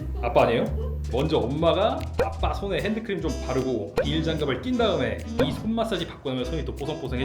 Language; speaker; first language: Korean; native; Korean